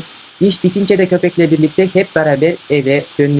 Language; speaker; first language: Turkish; non-native, fluent; Kyrgyz